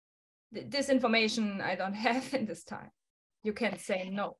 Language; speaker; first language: English; non-native, fluent; German